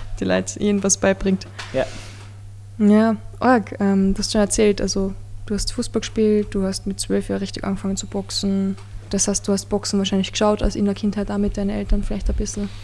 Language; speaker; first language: German; native; German